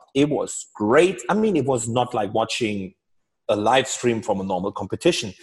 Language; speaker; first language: English; non-native, fluent; German